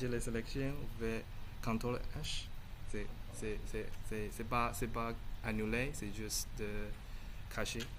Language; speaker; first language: French; non-native, learner; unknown